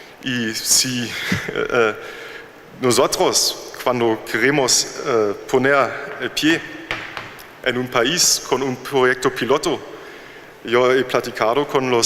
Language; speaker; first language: Spanish; non-native, learner; German